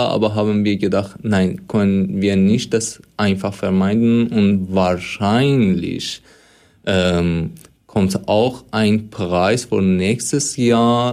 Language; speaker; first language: German; non-native, fluent; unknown